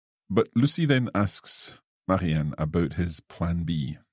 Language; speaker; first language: English; native; English